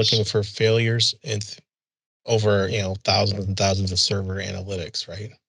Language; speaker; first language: English; native; English